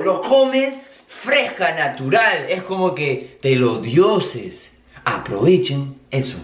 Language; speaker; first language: Spanish; non-native, fluent; English